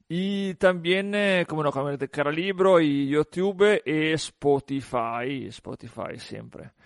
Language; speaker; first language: Spanish; non-native, fluent; Italian